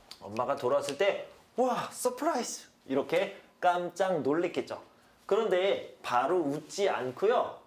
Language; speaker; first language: Korean; native; Korean